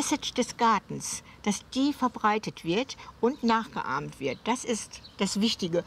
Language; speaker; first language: German; native; German